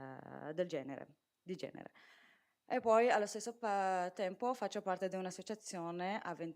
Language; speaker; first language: Italian; non-native, fluent; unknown